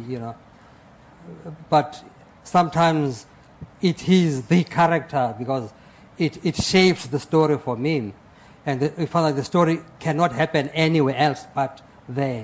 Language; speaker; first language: English; non-native, local second language; Xhosa